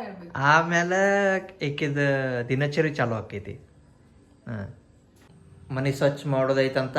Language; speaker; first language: Kannada; native; Kannada